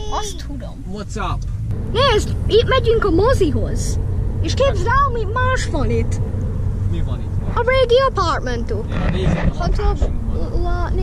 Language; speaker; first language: Hungarian; early bilingual, heritage; Hungarian